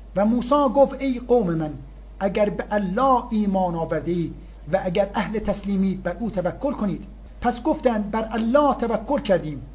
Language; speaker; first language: Persian; native; Persian